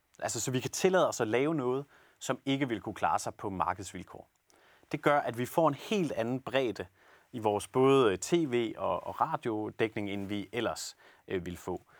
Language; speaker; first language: Danish; native; Danish